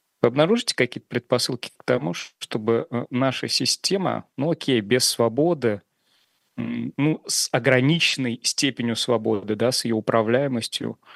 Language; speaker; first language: Russian; native; Russian